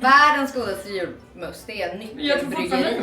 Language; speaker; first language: Swedish; native; Swedish